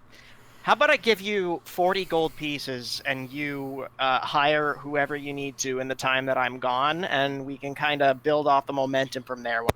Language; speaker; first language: English; native; English